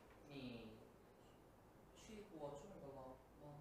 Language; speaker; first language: Chinese; non-native, learner; Korean